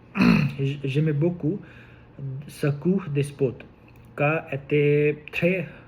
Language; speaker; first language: French; non-native, learner; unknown